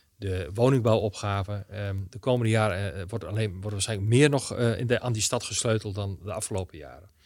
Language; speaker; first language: Dutch; native; Dutch